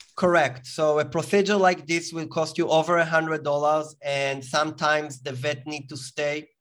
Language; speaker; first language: English; non-native, fluent; Hebrew